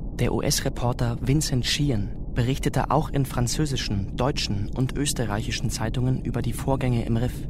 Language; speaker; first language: German; native; German